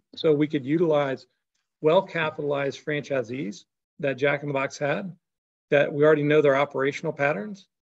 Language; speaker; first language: English; native; English